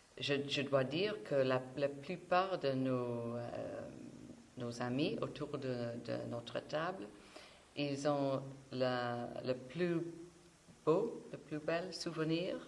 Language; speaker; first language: French; non-native, fluent; English